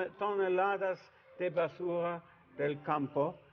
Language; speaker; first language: Spanish; non-native, learner; Italian